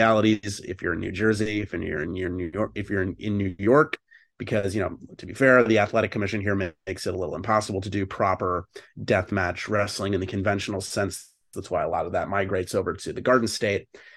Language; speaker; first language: English; native; English